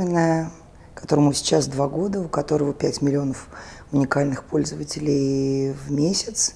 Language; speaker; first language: Russian; native; Russian